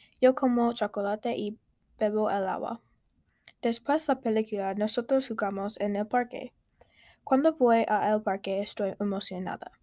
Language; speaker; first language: Spanish; non-native, learner; English